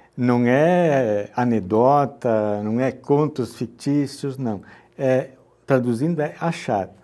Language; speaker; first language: Portuguese; native; Portuguese